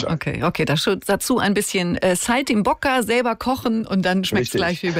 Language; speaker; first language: German; native; German